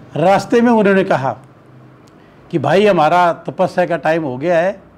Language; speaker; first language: Hindi; native; Hindi